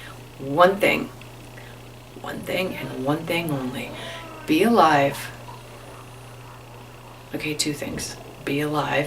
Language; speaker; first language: English; native; English